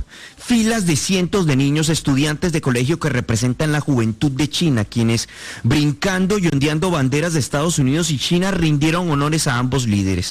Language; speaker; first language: Spanish; native; Spanish